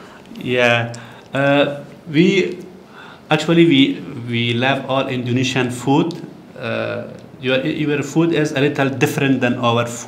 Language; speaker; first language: English; non-native, learner; Persian